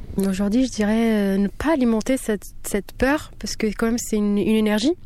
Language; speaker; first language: French; early bilingual, other home language; Kabyle